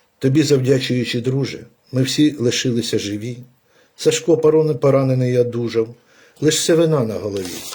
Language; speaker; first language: Ukrainian; native; Ukrainian